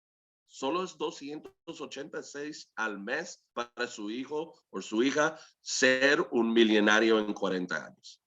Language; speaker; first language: Spanish; early bilingual, heritage; English